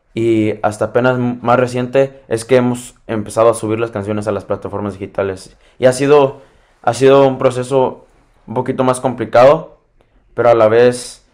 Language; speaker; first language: Spanish; early bilingual, heritage; Spanish